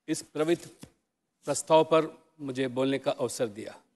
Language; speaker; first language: Hindi; non-native, local second language; Telugu